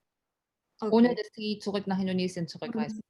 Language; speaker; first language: German; non-native, fluent; Indonesian